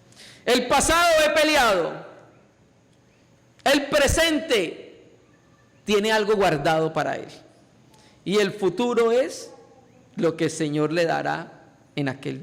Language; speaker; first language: Spanish; native; Spanish